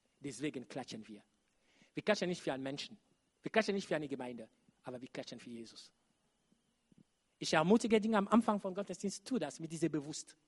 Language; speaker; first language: German; non-native, fluent; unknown